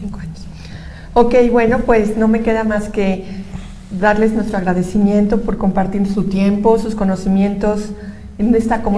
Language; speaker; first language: Spanish; native; Spanish